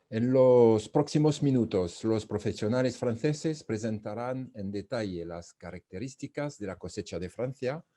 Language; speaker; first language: Spanish; non-native, fluent; French